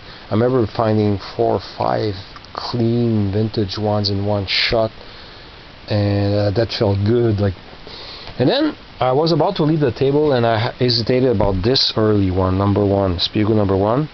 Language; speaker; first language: English; non-native, local second language; French